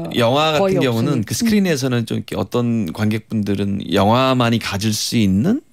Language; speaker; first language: Korean; native; Korean